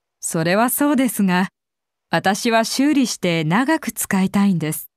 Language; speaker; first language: Japanese; non-native, learner; Filipino